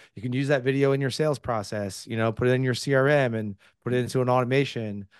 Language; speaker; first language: English; native; English